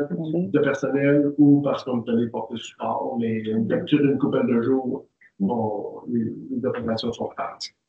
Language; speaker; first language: French; native; French